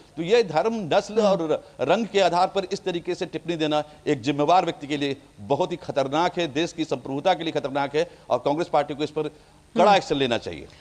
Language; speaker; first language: Hindi; native; Hindi